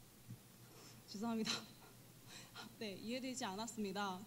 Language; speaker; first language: Korean; non-native, fluent; Chinese